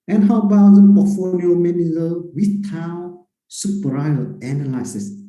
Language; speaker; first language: English; non-native, fluent; Vietnamese